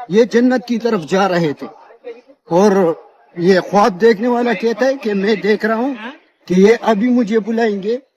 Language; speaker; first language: Urdu; native; Urdu